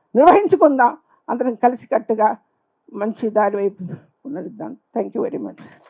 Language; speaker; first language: Telugu; non-native, local second language; Urdu